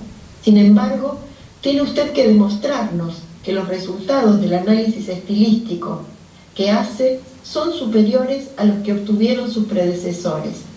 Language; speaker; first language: Spanish; native; Spanish